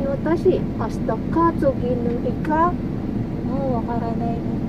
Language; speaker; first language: Japanese; non-native, learner; Filipino